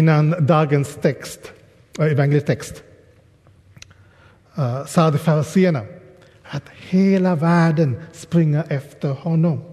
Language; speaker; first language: Swedish; non-native, fluent; English